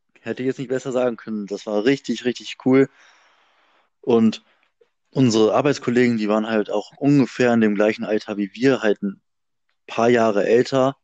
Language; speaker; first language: German; native; German